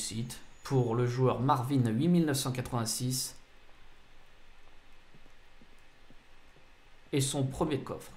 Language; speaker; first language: French; native; French